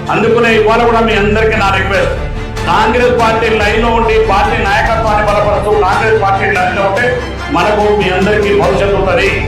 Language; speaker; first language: Telugu; non-native, local second language; Lambadi